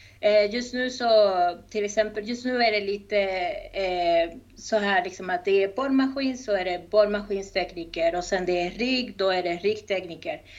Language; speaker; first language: Swedish; non-native, fluent; Spanish